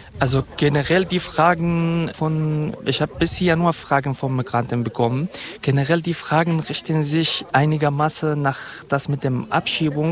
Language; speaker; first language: German; non-native, fluent; Kurdish